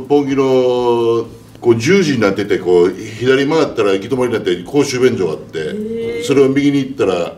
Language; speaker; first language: Japanese; native; Japanese